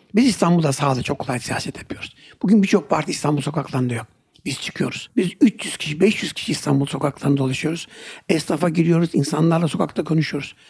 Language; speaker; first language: Turkish; native; Turkish